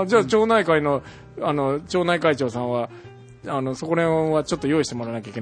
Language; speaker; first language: Japanese; native; Japanese